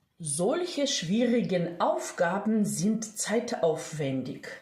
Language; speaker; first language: German; non-native, fluent; Ukrainian